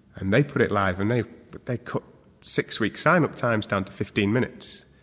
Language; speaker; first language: English; native; English